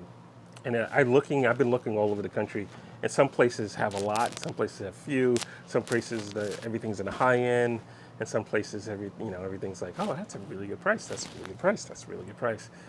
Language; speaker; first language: English; native; English